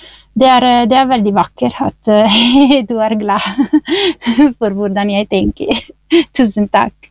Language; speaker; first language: Norwegian; non-native, fluent; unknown